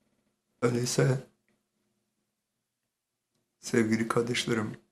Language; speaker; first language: Turkish; native; Turkish